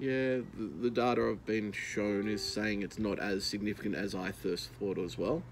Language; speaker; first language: English; native; English